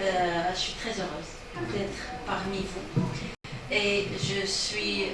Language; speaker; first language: French; non-native, local second language; Arabic